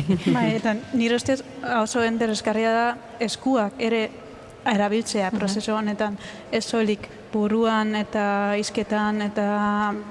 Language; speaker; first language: Basque; non-native, fluent; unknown